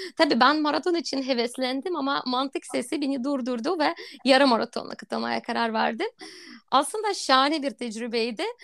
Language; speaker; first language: Turkish; non-native, fluent; Russian